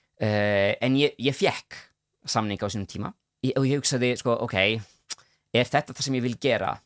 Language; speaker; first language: Icelandic; non-native, fluent; Italian